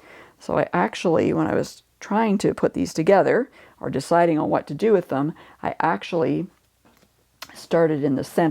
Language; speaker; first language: English; native; English